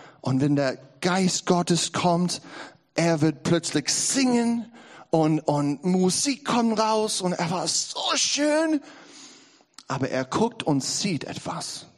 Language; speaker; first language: German; non-native, learner; English